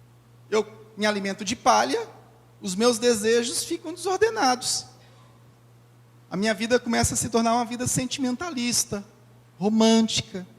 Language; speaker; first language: Portuguese; native; Portuguese